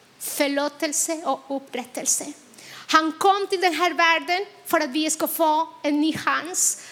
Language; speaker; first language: Swedish; non-native, fluent; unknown